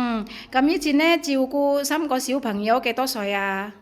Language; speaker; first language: Cantonese; native; Cantonese